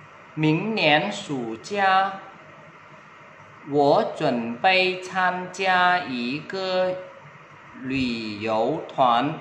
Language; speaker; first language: Chinese; non-native, fluent; Vietnamese